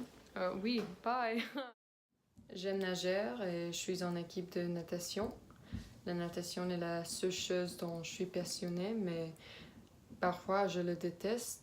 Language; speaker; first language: French; non-native, learner; Spanish